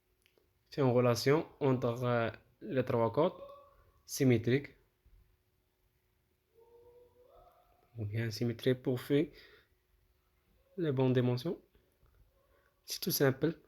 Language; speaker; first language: French; non-native, local second language; Arabic